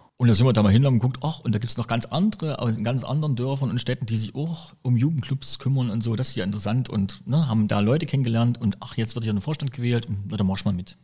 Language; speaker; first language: German; native; German